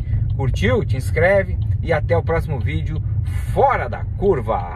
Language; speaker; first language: Portuguese; native; Portuguese